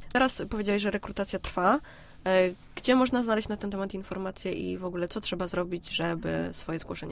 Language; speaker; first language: Polish; native; Polish